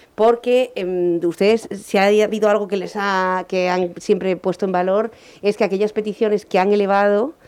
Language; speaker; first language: Spanish; native; Spanish